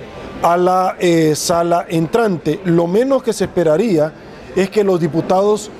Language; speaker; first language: Spanish; native; Spanish